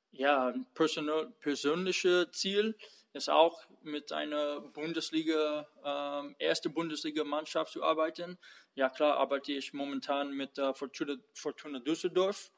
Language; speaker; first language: German; non-native, fluent; English